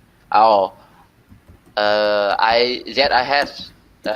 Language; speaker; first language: English; non-native, learner; Vietnamese